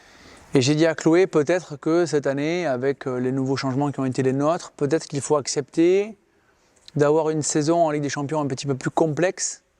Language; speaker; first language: French; native; French